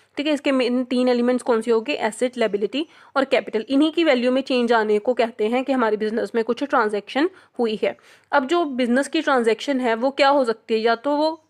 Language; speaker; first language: Hindi; non-native, local second language; Punjabi